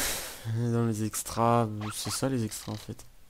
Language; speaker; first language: French; native; French